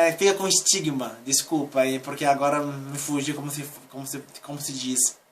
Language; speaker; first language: Portuguese; native; Portuguese